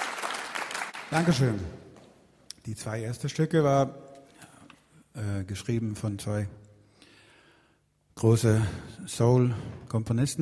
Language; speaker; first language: German; non-native, fluent; Swedish